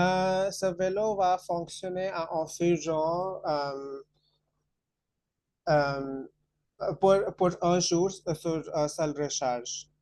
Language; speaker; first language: French; non-native, fluent; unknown